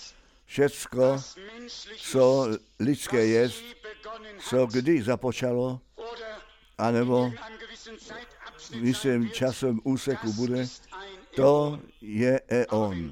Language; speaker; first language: Czech; non-native, fluent; German